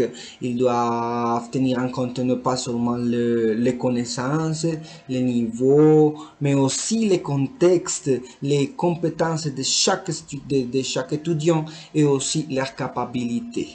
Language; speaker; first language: French; non-native, learner; Spanish